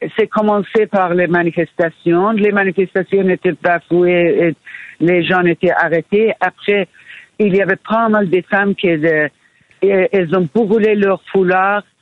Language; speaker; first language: French; non-native, fluent; Persian